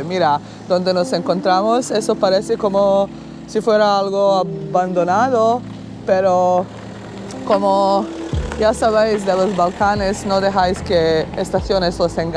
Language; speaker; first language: Spanish; non-native, fluent; Bosnian